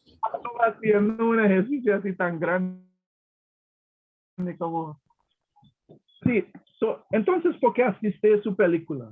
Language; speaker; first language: Spanish; non-native, learner; English